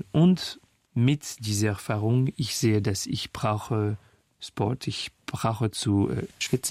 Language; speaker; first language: German; non-native, fluent; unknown